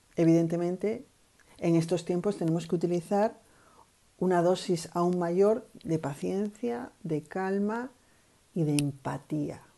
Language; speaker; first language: Spanish; native; Spanish